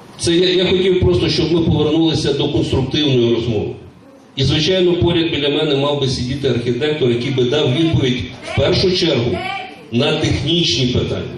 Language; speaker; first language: Ukrainian; native; Ukrainian